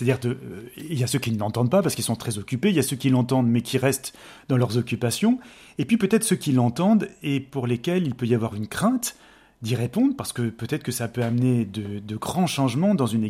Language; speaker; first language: French; native; French